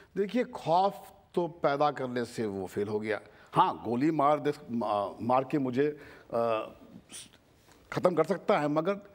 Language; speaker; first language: Hindi; native; Hindi